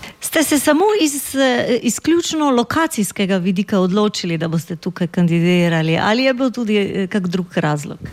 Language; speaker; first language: Slovenian; native; Slovenian